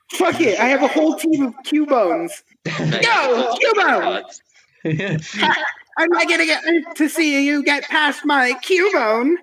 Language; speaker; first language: English; native; English